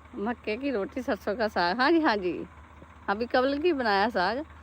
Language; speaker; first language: Hindi; non-native, local second language; Punjabi